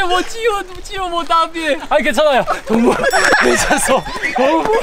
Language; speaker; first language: Chinese; non-native, learner; Korean